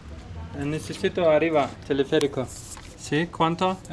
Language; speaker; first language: Spanish; non-native, learner; Russian